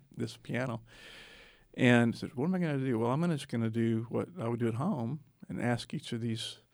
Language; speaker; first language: English; native; English